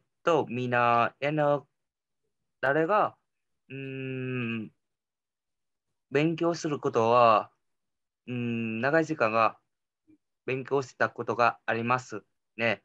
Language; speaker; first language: Japanese; non-native, learner; Vietnamese